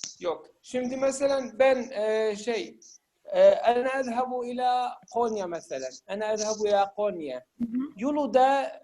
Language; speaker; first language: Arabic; non-native, fluent; Turkish